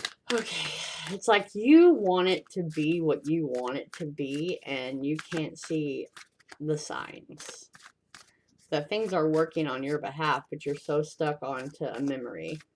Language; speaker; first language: English; native; English